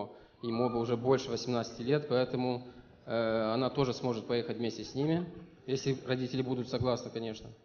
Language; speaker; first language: Russian; non-native, fluent; French